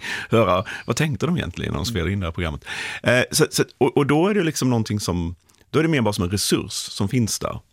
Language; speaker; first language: Swedish; native; Swedish